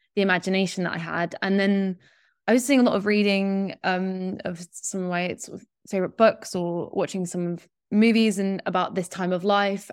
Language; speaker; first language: English; native; English